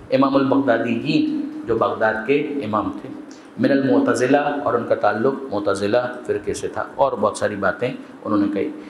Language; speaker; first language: Urdu; non-native, local second language; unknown